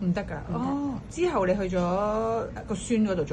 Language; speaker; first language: Cantonese; native; Cantonese